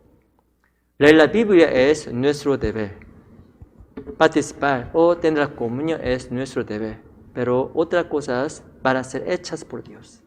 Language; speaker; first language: Spanish; non-native, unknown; Korean